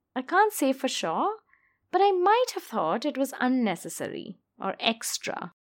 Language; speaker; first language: English; non-native, local second language; Hindi